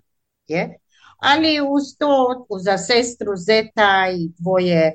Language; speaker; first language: Croatian; native; Croatian